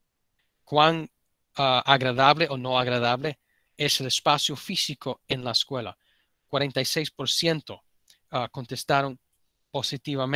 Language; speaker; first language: Spanish; early bilingual, heritage; Spanish